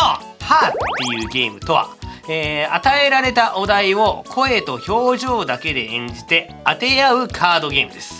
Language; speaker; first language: Japanese; native; Japanese